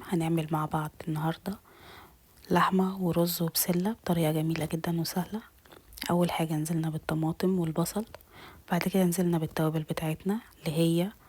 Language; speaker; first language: Arabic; native; Arabic